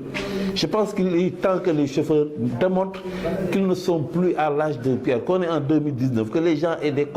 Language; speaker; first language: French; non-native, local second language; Wolof